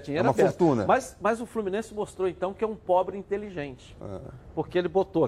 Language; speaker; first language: Portuguese; native; Portuguese